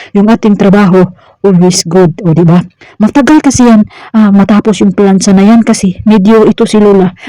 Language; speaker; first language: Filipino; non-native, local second language; Cebuano